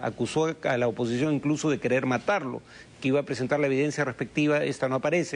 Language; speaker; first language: Spanish; native; Spanish